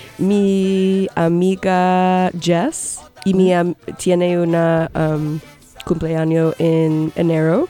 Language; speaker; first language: Spanish; non-native, learner; English